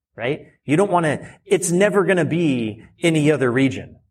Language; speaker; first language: English; native; English